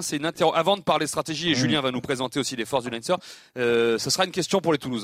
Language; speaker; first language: French; native; French